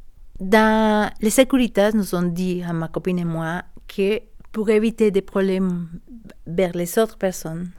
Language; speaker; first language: French; non-native, learner; Spanish